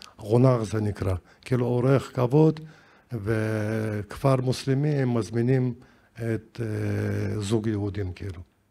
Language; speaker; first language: Hebrew; non-native, fluent; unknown